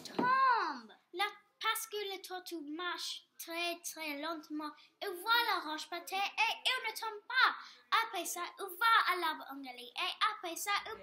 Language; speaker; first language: French; non-native, learner; English